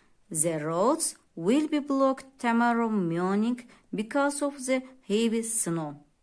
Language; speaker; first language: English; non-native, fluent; Azerbaijani